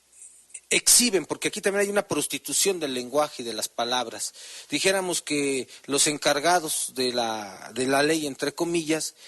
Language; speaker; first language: Spanish; native; Spanish